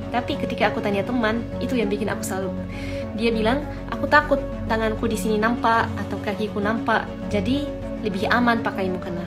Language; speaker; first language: Indonesian; non-native, fluent; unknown